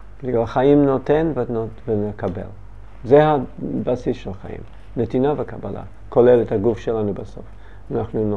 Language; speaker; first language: Hebrew; non-native, learner; English